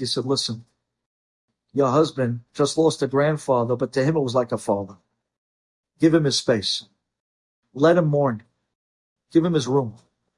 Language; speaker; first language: English; native; English